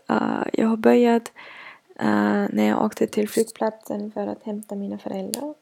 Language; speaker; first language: Swedish; non-native, fluent; German